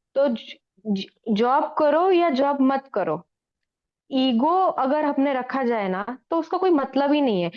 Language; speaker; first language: Hindi; non-native, local second language; Marathi